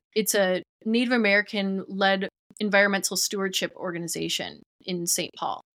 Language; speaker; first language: English; native; English